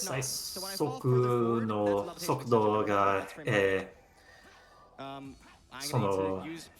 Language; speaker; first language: Japanese; non-native, learner; English